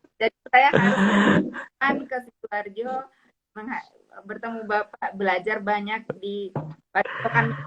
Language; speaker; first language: Indonesian; native; Indonesian